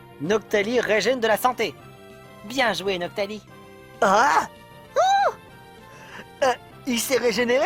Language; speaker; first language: French; native; French